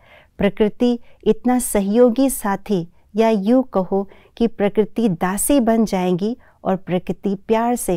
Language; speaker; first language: Hindi; native; Hindi